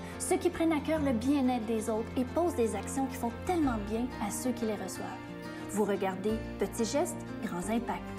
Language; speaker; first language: French; native; French